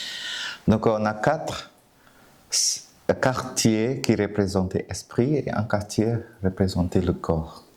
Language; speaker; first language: French; non-native, fluent; Vietnamese